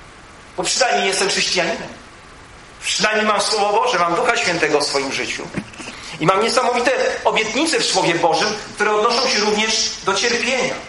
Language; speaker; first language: Polish; native; Polish